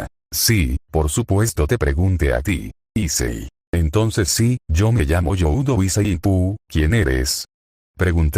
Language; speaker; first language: Spanish; native; Spanish